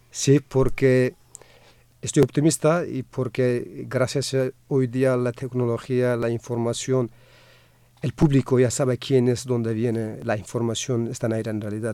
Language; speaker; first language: Spanish; non-native, fluent; Kurdish